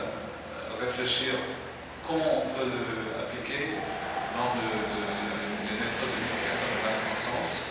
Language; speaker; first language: French; non-native, fluent; English